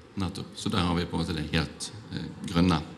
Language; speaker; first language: Norwegian; native; Norwegian